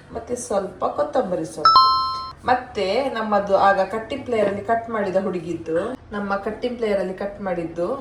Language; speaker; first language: Kannada; non-native, local second language; Konkani